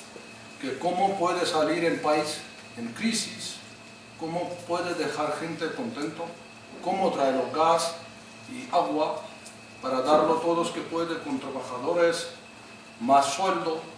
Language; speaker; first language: Spanish; non-native, learner; Urdu